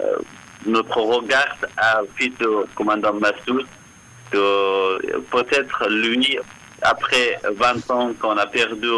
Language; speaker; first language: French; non-native, fluent; Persian